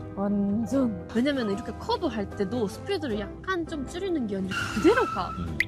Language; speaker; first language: Korean; non-native, fluent; Japanese